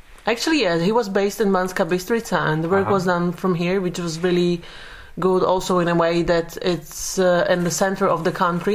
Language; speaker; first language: English; non-native, fluent; Slovak